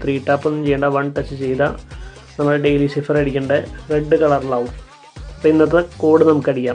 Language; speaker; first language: Malayalam; native; Malayalam